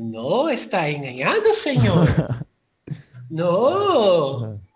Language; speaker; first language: Portuguese; non-native, fluent; Spanish